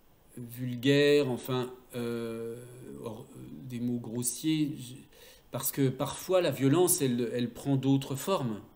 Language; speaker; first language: French; native; French